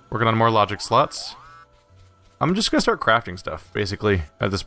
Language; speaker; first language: English; native; English